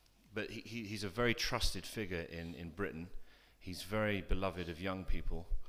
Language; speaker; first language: English; native; English